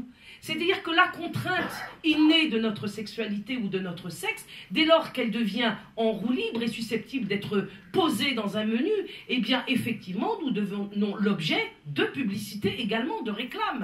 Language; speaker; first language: French; native; French